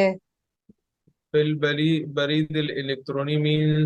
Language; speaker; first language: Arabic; non-native, fluent; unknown